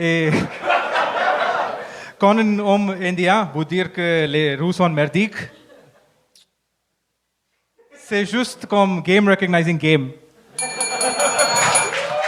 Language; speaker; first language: French; non-native, learner; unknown